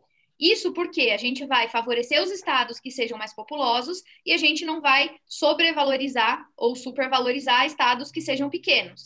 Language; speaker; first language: Portuguese; native; Portuguese